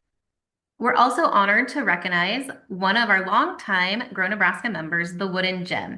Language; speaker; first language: English; native; English